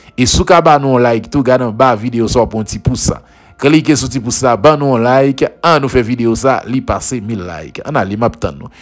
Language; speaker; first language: French; non-native, local second language; Haitian Creole